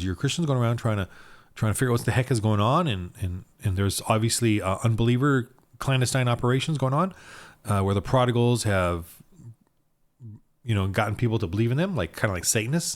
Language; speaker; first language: English; native; English